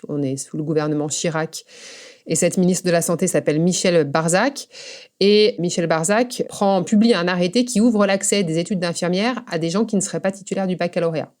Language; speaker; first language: French; native; French